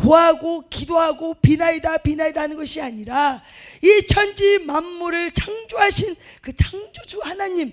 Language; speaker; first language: Korean; native; Korean